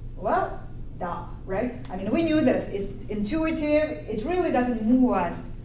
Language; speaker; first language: English; non-native, fluent; Ukrainian